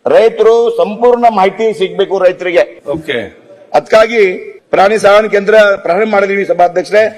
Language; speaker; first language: Kannada; non-native, local second language; Lambadi